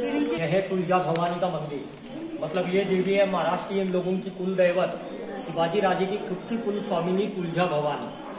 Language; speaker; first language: Hindi; non-native, local second language; Marathi